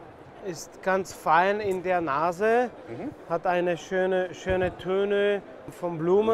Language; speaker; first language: German; non-native, fluent; Czech